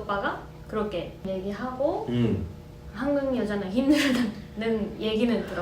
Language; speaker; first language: Korean; non-native, fluent; Japanese